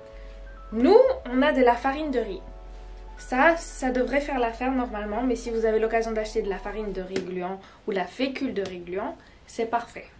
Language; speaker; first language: French; native; French